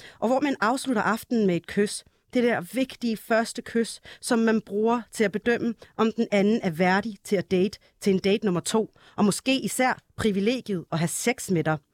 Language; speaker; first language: Danish; early bilingual, other home language; Arabic